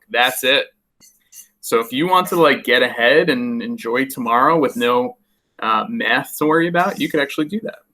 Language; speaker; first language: English; native; English